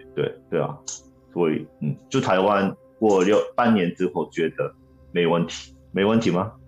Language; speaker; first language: Chinese; non-native, fluent; Korean